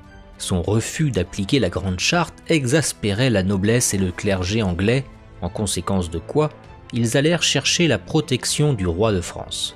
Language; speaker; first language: French; native; French